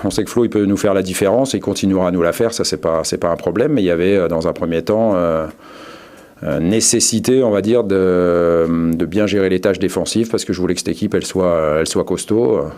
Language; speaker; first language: French; native; French